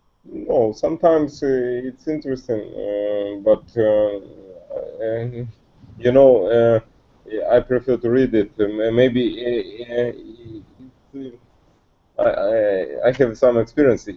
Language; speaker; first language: English; non-native, learner; Russian